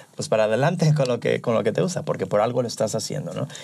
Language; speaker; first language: Spanish; native; Spanish